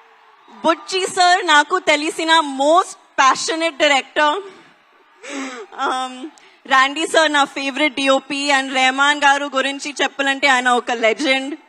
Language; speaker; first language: Telugu; non-native, fluent; Hindi